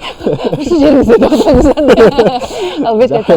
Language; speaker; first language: Kyrgyz; native; Kyrgyz